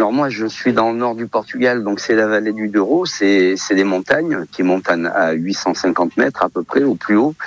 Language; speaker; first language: French; early bilingual, other home language; Portuguese